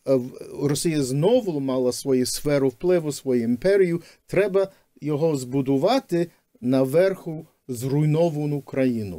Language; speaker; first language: Ukrainian; early bilingual, heritage; Ukrainian